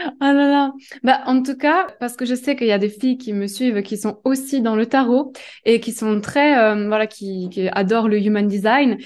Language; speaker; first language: French; native; French